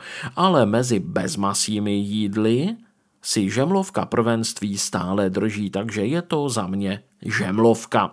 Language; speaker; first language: Czech; native; Czech